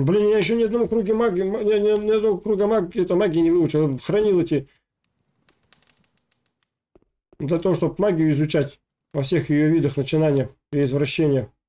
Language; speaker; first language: Russian; native; Russian